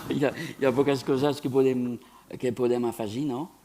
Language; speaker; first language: Catalan; non-native, fluent; French